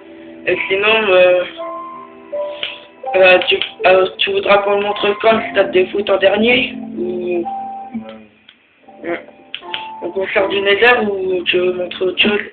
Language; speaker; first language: French; native; French